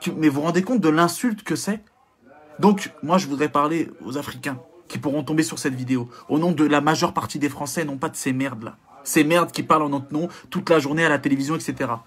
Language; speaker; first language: French; native; French